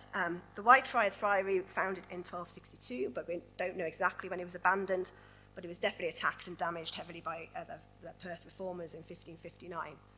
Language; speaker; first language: English; native; English